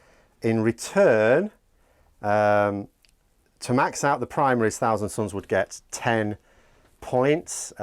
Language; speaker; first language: English; native; English